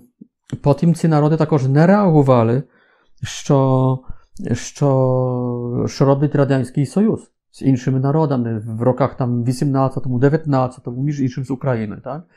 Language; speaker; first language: Ukrainian; non-native, fluent; Polish